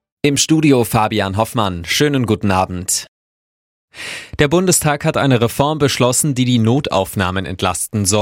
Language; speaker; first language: German; native; German